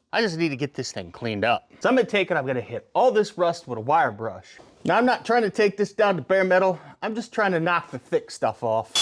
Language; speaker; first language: English; native; English